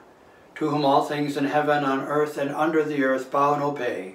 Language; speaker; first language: English; native; English